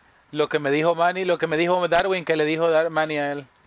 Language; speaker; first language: Spanish; early bilingual, heritage; Spanish